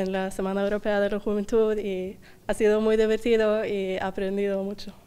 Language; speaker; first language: Spanish; non-native, fluent; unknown